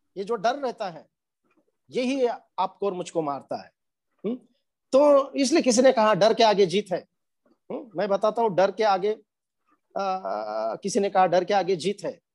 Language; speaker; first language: Hindi; non-native, local second language; Marathi